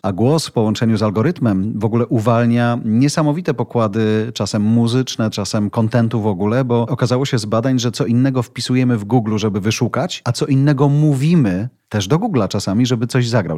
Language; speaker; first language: Polish; native; Polish